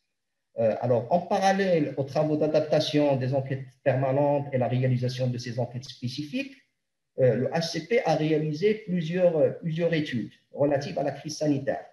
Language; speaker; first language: French; non-native, local second language; Arabic